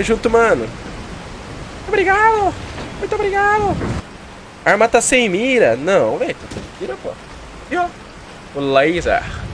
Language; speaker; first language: Portuguese; native; Portuguese